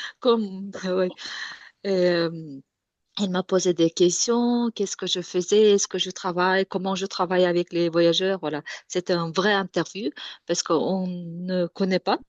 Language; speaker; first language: French; non-native, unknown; Kyrgyz